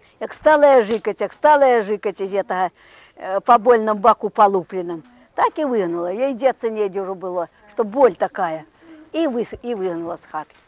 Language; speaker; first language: Ukrainian; native; Ukrainian